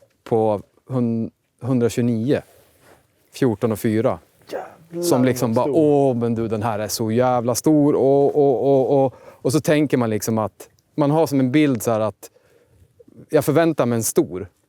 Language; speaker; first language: Swedish; native; Swedish